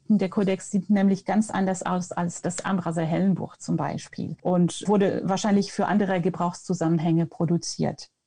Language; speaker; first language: German; non-native, fluent; French